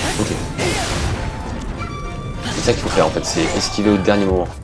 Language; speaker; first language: French; native; French